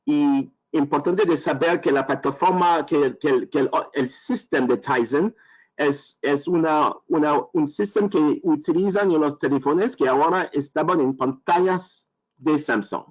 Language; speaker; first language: Spanish; non-native, learner; French